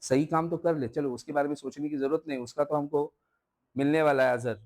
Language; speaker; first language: Hindi; non-native, local second language; Marathi